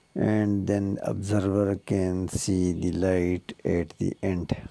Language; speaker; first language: English; non-native, local second language; Urdu